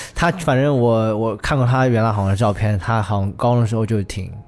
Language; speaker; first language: Chinese; native; Chinese